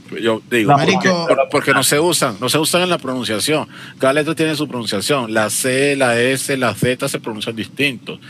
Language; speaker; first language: Spanish; native; Spanish